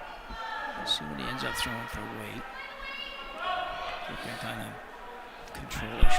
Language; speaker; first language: English; native; English